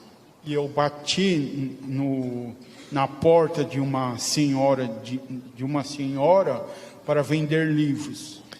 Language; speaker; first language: Portuguese; non-native, fluent; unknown